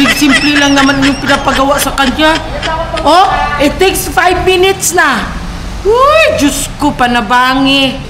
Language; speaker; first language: Filipino; non-native, local second language; Cebuano